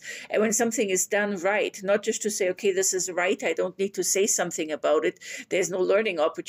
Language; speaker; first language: English; non-native, fluent; German